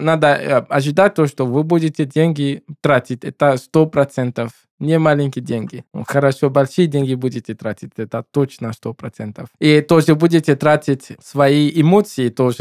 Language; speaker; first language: Russian; non-native, learner; English